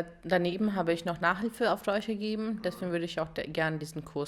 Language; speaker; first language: German; early bilingual, other home language; Urdu